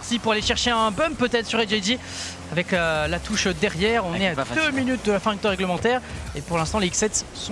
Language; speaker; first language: French; native; French